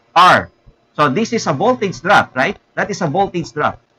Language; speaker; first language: English; non-native, local second language; Filipino